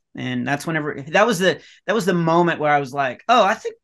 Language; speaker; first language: English; native; English